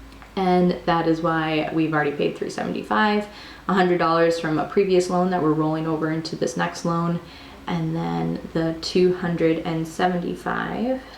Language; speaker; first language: English; native; English